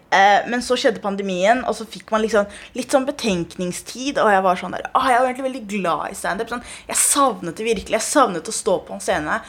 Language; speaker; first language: Norwegian; early bilingual, other home language; Somali